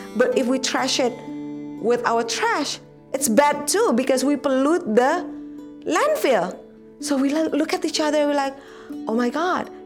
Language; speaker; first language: English; non-native, fluent; Indonesian